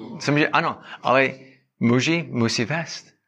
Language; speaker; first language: Czech; non-native, learner; English